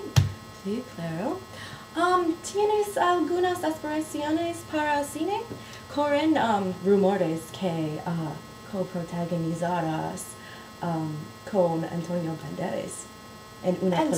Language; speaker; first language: Spanish; non-native, learner; English